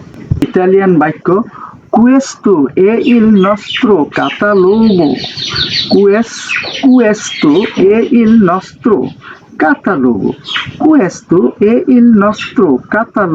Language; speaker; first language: Italian; non-native, learner; Bangla